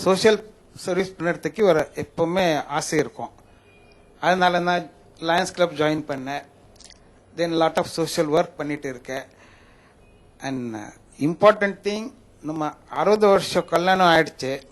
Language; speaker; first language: Tamil; non-native, fluent; Marathi